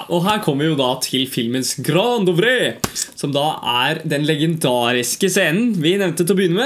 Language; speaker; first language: Norwegian; native; Norwegian